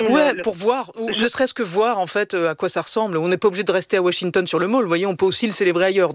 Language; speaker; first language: French; native; French